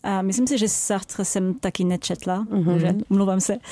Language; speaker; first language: Czech; non-native, fluent; French